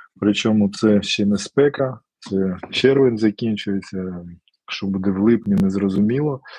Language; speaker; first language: Ukrainian; non-native, local second language; Russian